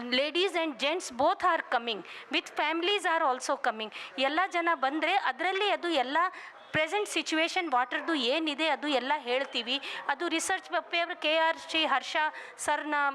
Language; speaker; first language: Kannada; non-native, local second language; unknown